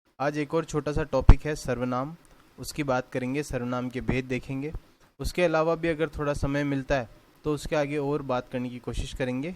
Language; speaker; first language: Hindi; native; Hindi